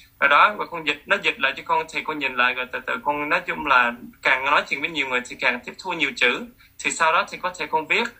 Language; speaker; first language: Vietnamese; early bilingual, heritage; Vietnamese